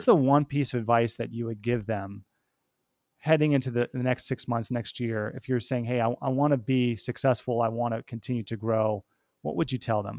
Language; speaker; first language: English; native; English